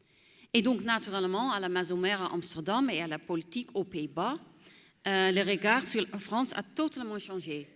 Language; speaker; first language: French; non-native, fluent; Dutch